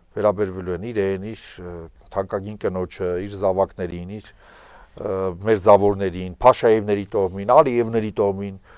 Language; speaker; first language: Armenian; native; Armenian